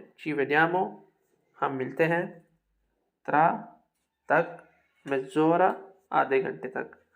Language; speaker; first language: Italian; non-native, fluent; Urdu